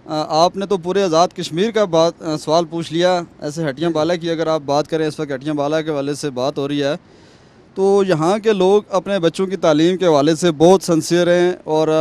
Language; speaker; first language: Urdu; non-native, local second language; Pahari-Potwari